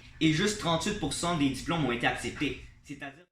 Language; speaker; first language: French; native; French